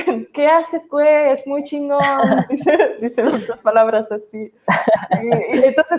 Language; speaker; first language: Spanish; non-native, fluent; English